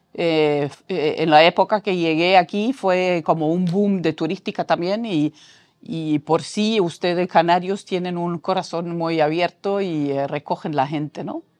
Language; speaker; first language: Spanish; non-native, fluent; Norwegian